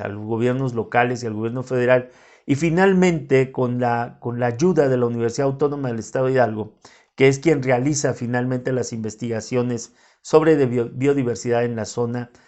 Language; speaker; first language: Spanish; native; Spanish